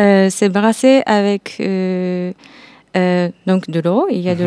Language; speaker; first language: French; non-native, fluent; Japanese